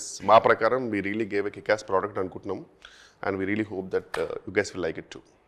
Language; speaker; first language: Telugu; native; Telugu